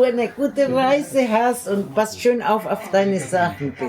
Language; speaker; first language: German; early bilingual, heritage; German